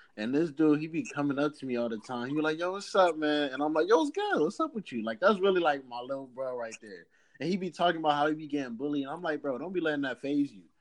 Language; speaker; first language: English; native; English